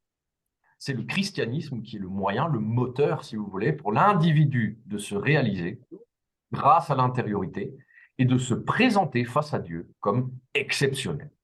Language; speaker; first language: French; native; French